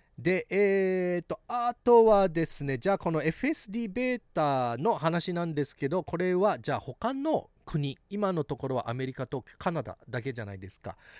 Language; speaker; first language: Japanese; early bilingual, heritage; Japanese